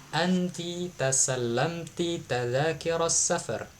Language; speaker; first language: Arabic; non-native, fluent; Indonesian